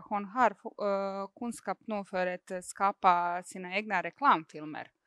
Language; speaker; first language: Swedish; non-native, fluent; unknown